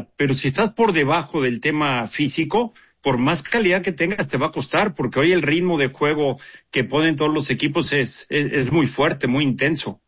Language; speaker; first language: Spanish; native; Spanish